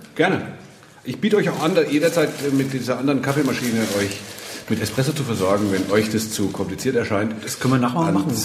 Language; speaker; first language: German; native; German